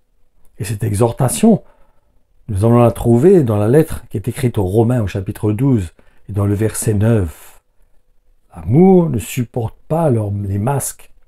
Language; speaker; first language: French; native; French